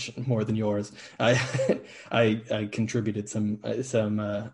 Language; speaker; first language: English; native; English